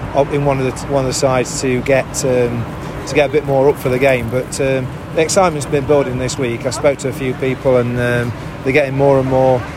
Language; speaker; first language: English; native; English